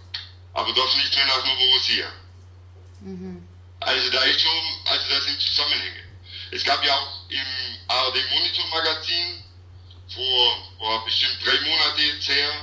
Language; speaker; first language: German; native; German